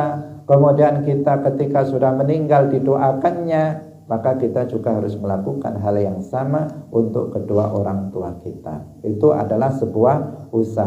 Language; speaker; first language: Indonesian; non-native, local second language; Javanese